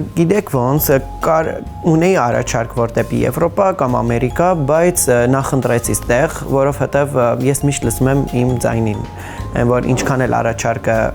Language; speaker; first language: Armenian; native; Armenian